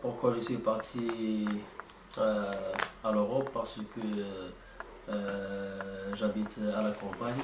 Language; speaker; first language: French; non-native, learner; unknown